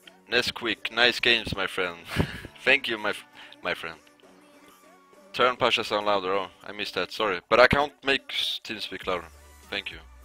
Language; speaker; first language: English; non-native, fluent; Swedish